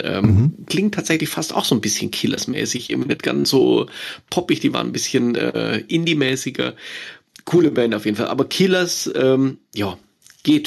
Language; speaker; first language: German; native; German